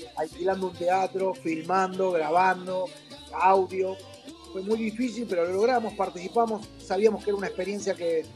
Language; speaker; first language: Spanish; native; Spanish